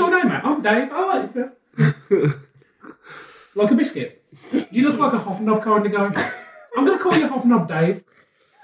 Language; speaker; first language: English; native; English